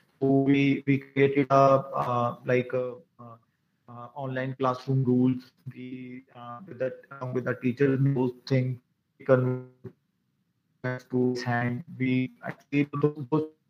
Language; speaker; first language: English; non-native, local second language; Punjabi